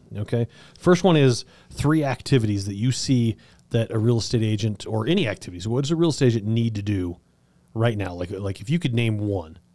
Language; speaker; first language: English; native; English